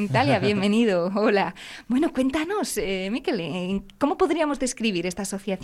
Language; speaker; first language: Spanish; native; Spanish